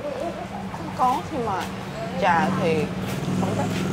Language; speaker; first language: Vietnamese; non-native, learner; Japanese